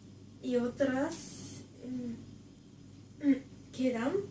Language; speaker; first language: Spanish; non-native, learner; Japanese